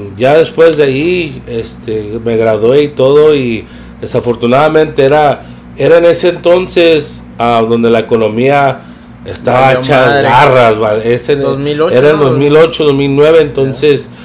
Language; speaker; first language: Spanish; early bilingual, heritage; Spanish